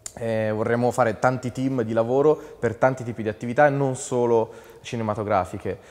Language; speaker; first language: Italian; native; Italian